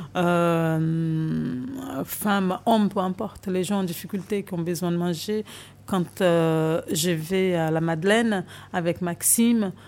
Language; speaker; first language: French; non-native, fluent; Portuguese